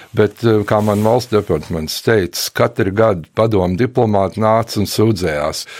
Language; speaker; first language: Latvian; early bilingual, heritage; Latvian